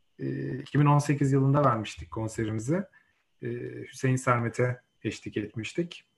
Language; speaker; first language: Turkish; native; Turkish